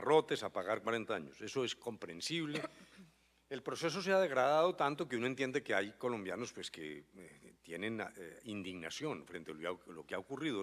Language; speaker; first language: Spanish; native; Spanish